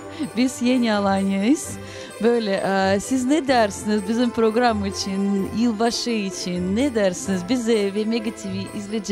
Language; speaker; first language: Turkish; non-native, learner; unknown